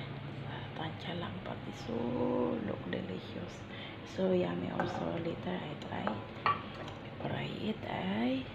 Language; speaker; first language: English; non-native, learner; Filipino